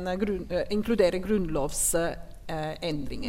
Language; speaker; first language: Norwegian; non-native, fluent; Italian